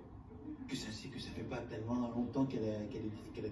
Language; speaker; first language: French; native; French